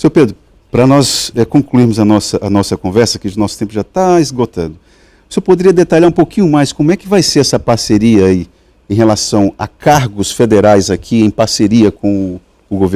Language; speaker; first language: Portuguese; native; Portuguese